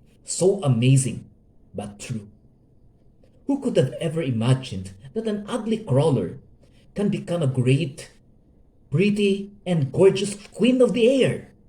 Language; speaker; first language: English; non-native, local second language; Hiligaynon